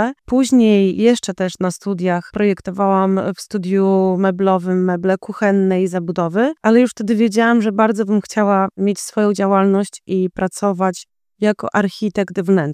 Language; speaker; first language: Polish; native; Polish